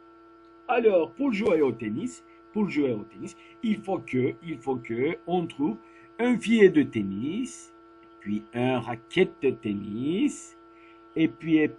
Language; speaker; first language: French; non-native, fluent; Turkish